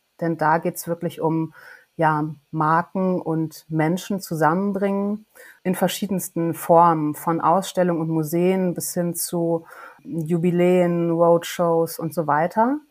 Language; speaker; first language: German; native; German